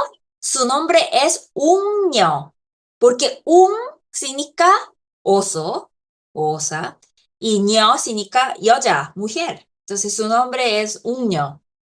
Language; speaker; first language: Spanish; non-native, fluent; Korean